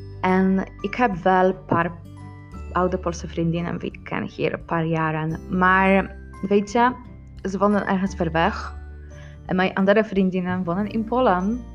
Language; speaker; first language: Dutch; non-native, learner; Polish